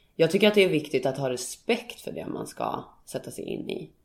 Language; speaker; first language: Swedish; native; Swedish